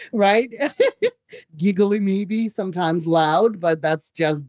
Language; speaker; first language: English; non-native, fluent; Russian